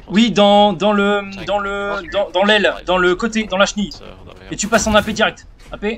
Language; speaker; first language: French; native; French